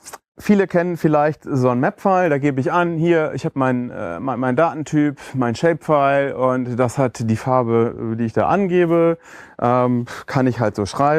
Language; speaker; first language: German; native; German